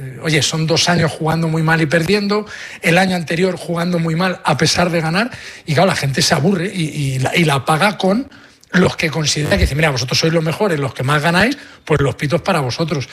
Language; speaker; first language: Spanish; native; Spanish